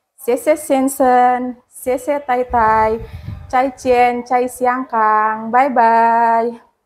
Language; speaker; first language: Chinese; non-native, learner; Indonesian